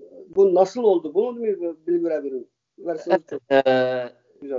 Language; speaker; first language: Turkish; early bilingual, heritage; Uyghur